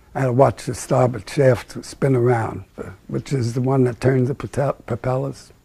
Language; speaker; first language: English; native; English